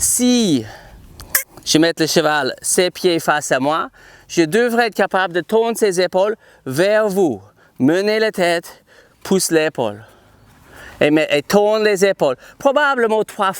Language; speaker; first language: French; non-native, fluent; English